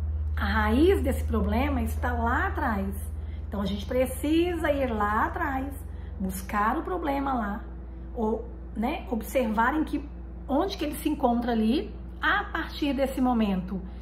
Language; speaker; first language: Portuguese; native; Portuguese